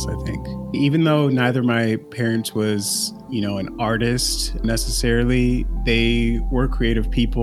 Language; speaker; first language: English; native; English